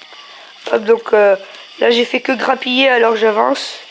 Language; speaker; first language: French; native; French